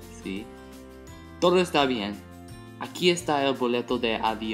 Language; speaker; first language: Spanish; non-native, learner; English